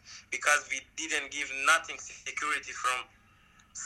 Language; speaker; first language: English; non-native, learner; Persian